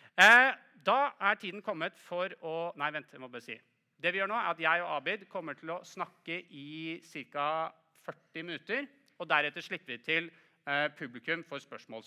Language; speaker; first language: Norwegian; native; Norwegian